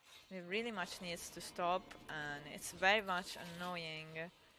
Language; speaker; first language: English; non-native, fluent; Italian